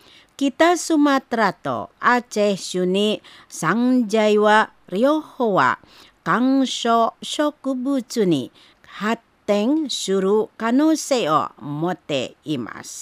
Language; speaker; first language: Japanese; non-native, fluent; Indonesian